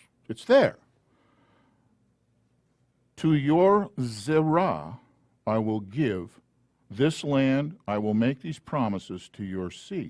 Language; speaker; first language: English; native; English